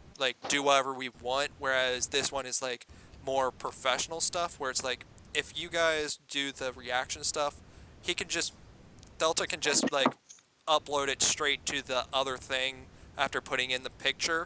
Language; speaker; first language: English; native; English